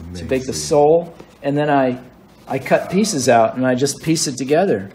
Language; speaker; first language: English; native; English